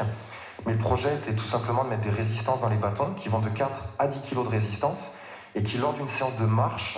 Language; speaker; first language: French; native; French